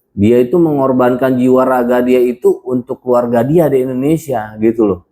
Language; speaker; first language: Indonesian; native; Indonesian